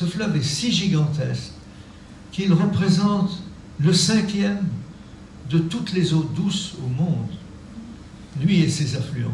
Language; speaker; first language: French; native; French